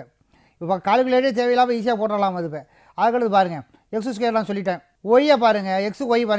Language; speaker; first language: Tamil; native; Tamil